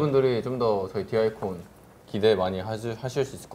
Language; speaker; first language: Korean; native; Korean